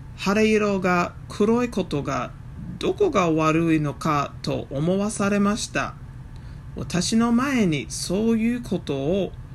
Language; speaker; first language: Japanese; non-native, fluent; English